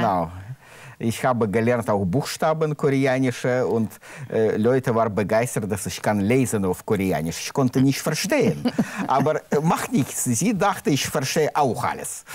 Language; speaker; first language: German; non-native, learner; Russian